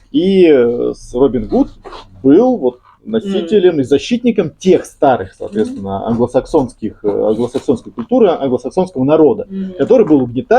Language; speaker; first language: Russian; native; Russian